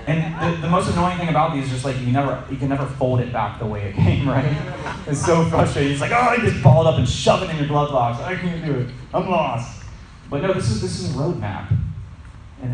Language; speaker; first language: English; native; English